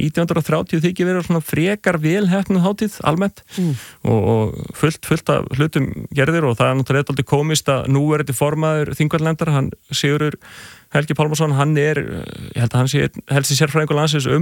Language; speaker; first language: Icelandic; native; Icelandic